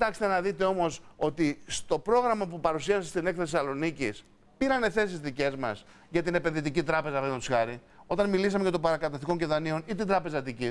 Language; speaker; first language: Greek; native; Greek